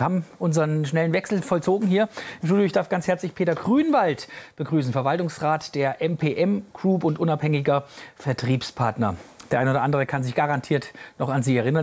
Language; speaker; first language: German; native; German